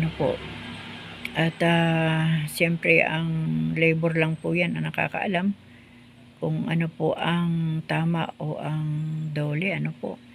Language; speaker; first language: Filipino; non-native, local second language; Cebuano